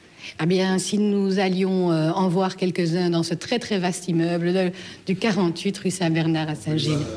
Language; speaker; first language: French; native; French